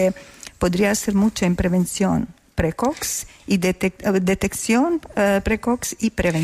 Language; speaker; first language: Spanish; non-native, learner; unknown